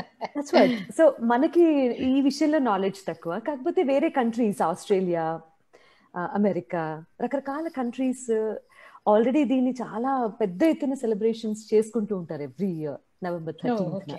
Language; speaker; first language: Telugu; native; Telugu